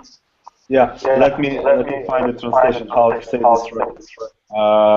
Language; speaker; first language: English; non-native, learner; Russian